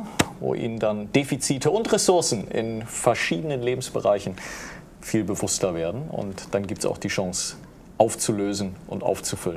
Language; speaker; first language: German; native; German